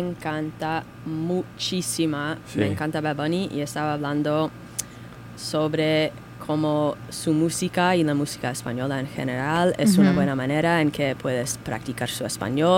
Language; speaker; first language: Spanish; non-native, learner; English